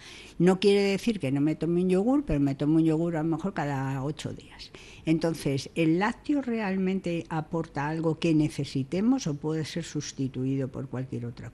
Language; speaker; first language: Spanish; native; Spanish